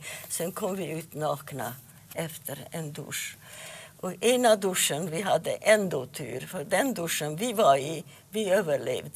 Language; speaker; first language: Swedish; non-native, fluent; Yiddish